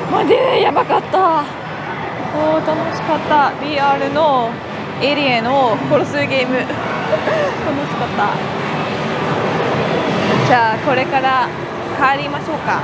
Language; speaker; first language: Japanese; non-native, learner; Dutch